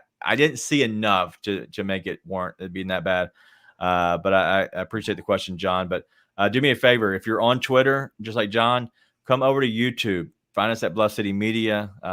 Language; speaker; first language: English; native; English